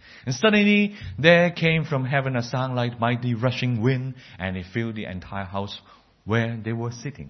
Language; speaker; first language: English; non-native, fluent; Cantonese